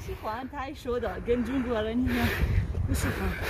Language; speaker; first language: Chinese; non-native, learner; Persian